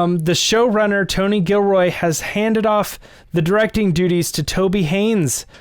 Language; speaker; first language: English; native; English